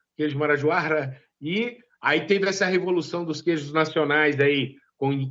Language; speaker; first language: Portuguese; native; Portuguese